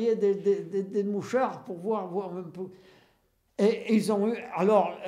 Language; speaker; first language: French; native; French